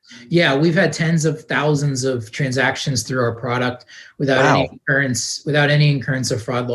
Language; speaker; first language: English; native; English